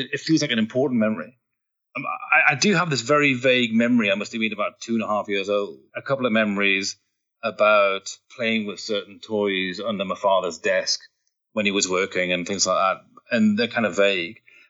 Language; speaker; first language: English; native; English